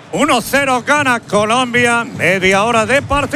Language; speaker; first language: Spanish; native; Spanish